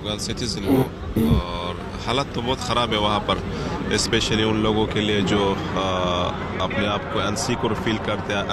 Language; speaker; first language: Hindi; non-native, fluent; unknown